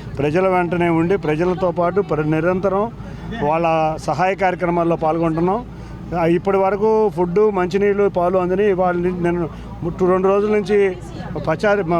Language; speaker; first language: Telugu; native; Telugu